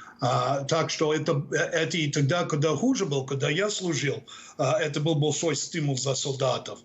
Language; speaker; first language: Russian; non-native, fluent; English